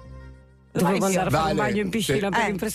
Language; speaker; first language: Italian; native; Italian